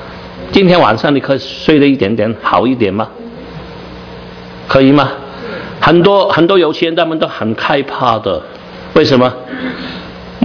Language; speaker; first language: Chinese; non-native, learner; Cantonese